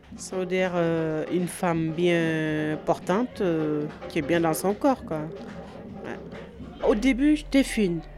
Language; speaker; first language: French; non-native, local second language; Wolof